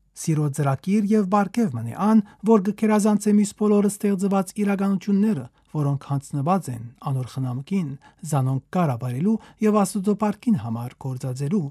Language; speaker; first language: Armenian; native; Armenian